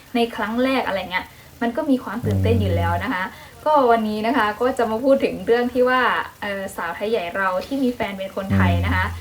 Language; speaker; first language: Thai; non-native, fluent; Burmese